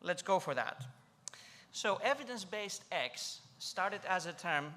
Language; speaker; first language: English; non-native, fluent; Greek